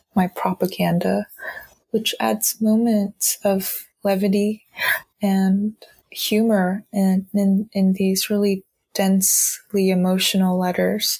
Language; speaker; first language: English; native; English